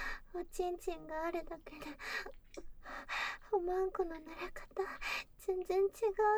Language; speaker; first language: Japanese; native; Japanese